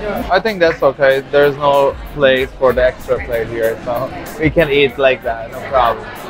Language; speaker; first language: English; non-native, learner; Turkish